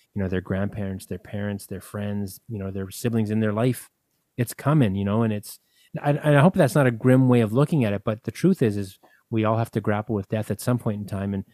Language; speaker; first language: English; native; English